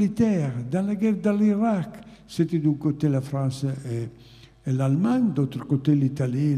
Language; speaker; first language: French; non-native, fluent; Italian